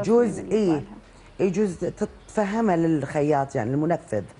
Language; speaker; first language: Arabic; native; Arabic